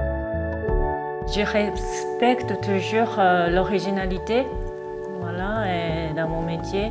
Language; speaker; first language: French; non-native, fluent; Japanese